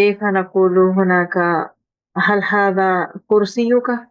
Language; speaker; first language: Arabic; non-native, fluent; Urdu